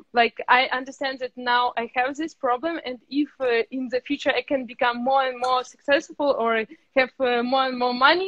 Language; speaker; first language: English; non-native, learner; Russian